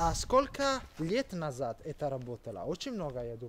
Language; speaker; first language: Russian; non-native, learner; English